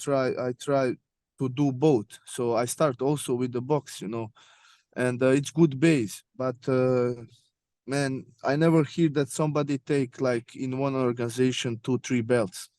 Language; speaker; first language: English; non-native, learner; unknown